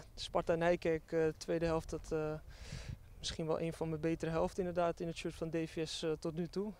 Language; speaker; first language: Dutch; native; Dutch